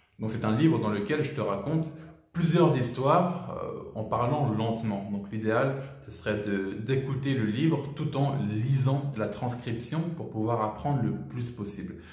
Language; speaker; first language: French; native; French